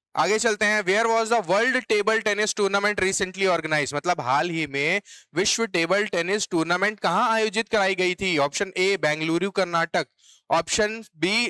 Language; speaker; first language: Hindi; native; Hindi